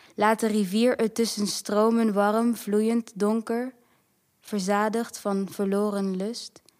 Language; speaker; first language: Dutch; early bilingual, other home language; Kinyarwanda